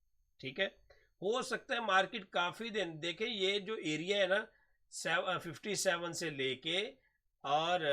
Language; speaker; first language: Hindi; non-native, local second language; Punjabi